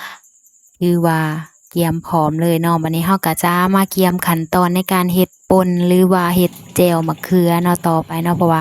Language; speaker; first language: Thai; non-native, local second language; Lao